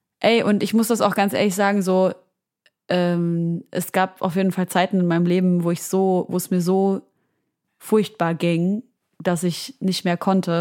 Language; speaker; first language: German; native; German